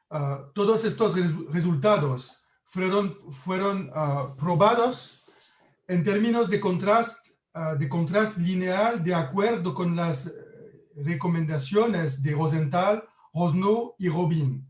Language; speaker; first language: Spanish; non-native, learner; French